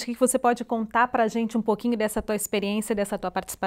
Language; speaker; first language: Portuguese; native; Portuguese